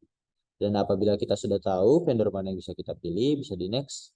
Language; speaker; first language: Indonesian; native; Indonesian